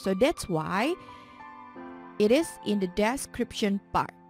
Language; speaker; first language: English; non-native, fluent; Indonesian